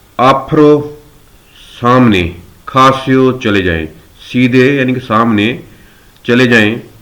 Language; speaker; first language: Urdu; non-native, local second language; Punjabi